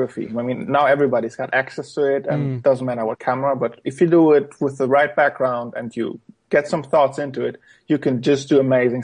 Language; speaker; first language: English; non-native, fluent; German